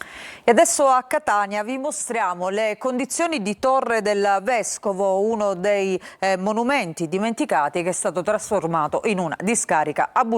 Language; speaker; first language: Italian; native; Italian